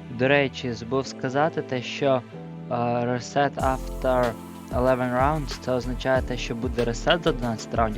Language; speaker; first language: Ukrainian; native; Ukrainian